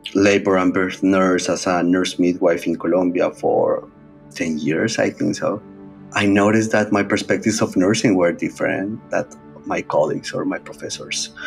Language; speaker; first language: English; non-native, fluent; Spanish